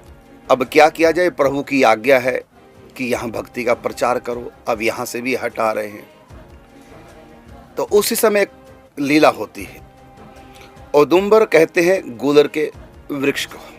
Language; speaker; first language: Hindi; native; Hindi